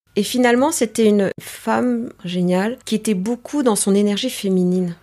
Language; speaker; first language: French; native; French